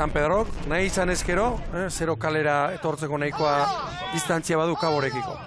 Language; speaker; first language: Basque; native; Basque